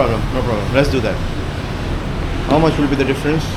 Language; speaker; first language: English; non-native, local second language; Urdu